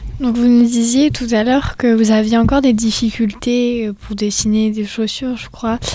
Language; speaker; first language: French; native; French